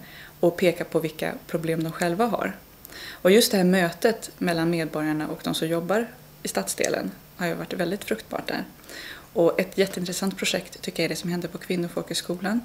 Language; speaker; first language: Swedish; native; Swedish